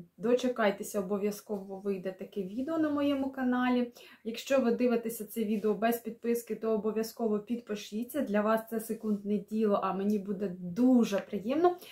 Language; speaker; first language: Ukrainian; non-native, local second language; Russian